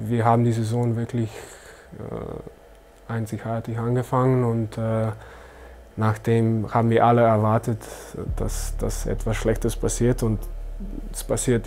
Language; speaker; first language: German; non-native, fluent; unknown